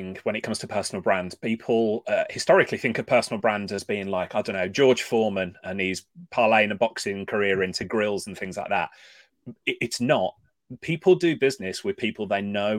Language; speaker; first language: English; native; English